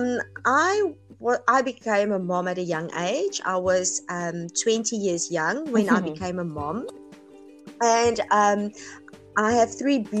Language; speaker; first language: English; non-native, local second language; Afrikaans